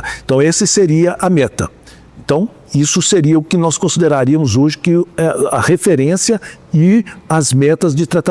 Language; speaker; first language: Portuguese; native; Portuguese